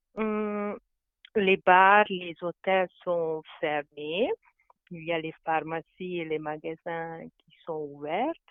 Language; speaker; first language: French; non-native, fluent; Hungarian